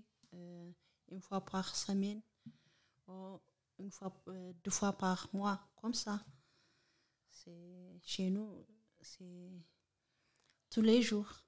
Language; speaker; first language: French; non-native, learner; Amharic